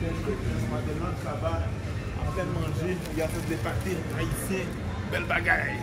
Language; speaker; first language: French; native; French